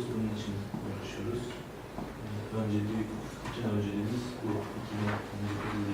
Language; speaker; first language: Turkish; native; Turkish